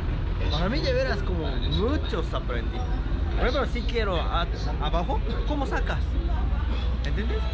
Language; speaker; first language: Spanish; non-native, learner; Japanese